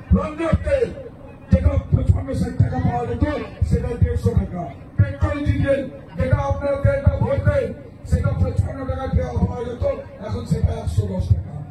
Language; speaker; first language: Bangla; non-native, local second language; Hindi